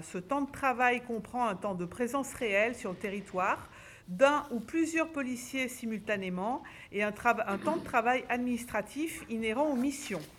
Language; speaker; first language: French; native; French